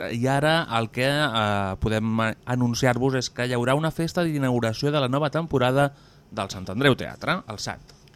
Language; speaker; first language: Catalan; native; Catalan